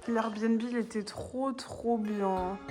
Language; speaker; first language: French; native; French